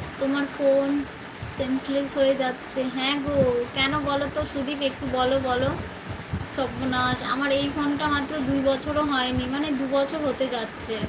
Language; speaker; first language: Bangla; non-native, local second language; Santali